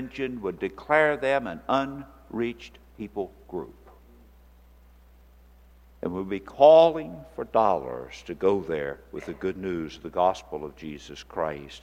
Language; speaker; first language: English; native; English